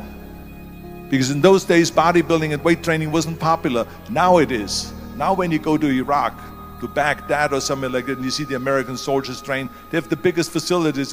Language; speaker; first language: English; non-native, fluent; German